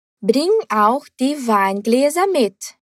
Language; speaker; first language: German; non-native, fluent; Portuguese